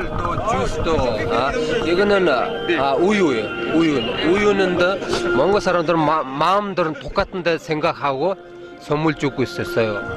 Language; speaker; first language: Korean; non-native, learner; Mongolian